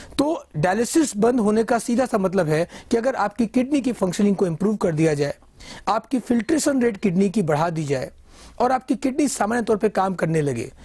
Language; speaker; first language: Hindi; native; Hindi